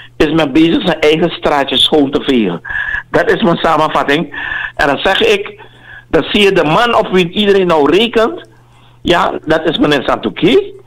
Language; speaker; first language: Dutch; native; Dutch